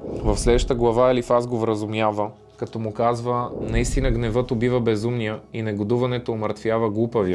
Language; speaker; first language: Bulgarian; native; Bulgarian